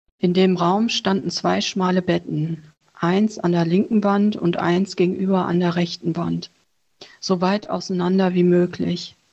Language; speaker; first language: German; early bilingual, other home language; Chinese